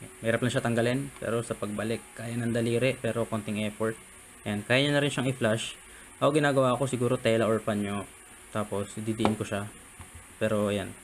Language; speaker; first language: Filipino; native; Filipino